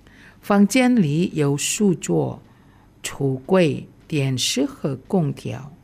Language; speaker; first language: Chinese; non-native, fluent; Indonesian